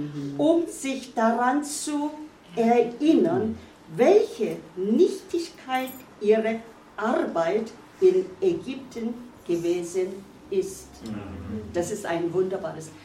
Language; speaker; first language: German; non-native, fluent; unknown